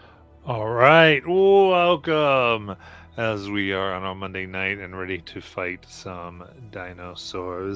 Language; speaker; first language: English; native; English